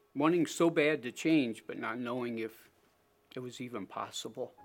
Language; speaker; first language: English; native; English